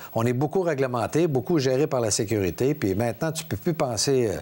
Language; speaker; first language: French; native; French